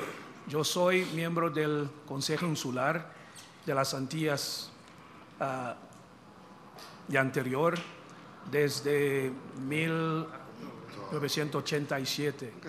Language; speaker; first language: Spanish; non-native, fluent; English